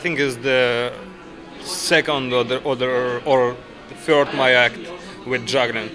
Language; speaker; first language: English; non-native, learner; Ukrainian